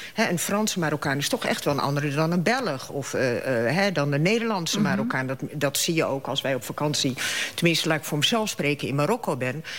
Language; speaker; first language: Dutch; early bilingual, other home language; Arabic